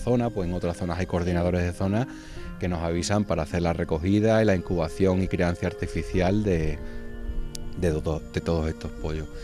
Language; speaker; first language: Spanish; native; Spanish